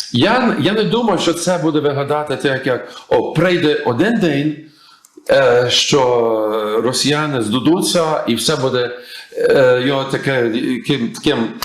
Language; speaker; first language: Ukrainian; early bilingual, heritage; English